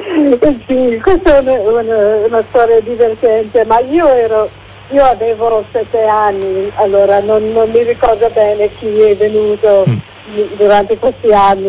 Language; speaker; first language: Italian; early bilingual, heritage; English